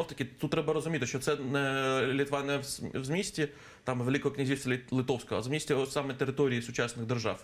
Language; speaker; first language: Ukrainian; native; Ukrainian